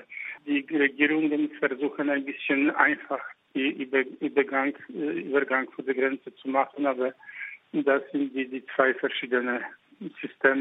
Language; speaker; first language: German; non-native, fluent; Polish